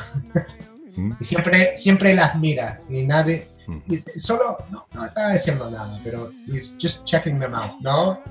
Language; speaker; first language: Spanish; non-native, fluent; English